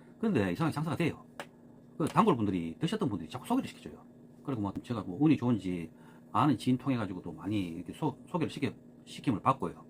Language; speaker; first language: Korean; native; Korean